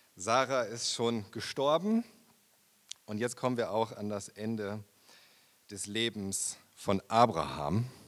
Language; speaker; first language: German; native; German